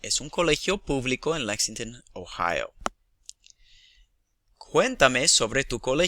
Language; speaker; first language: Spanish; non-native, fluent; English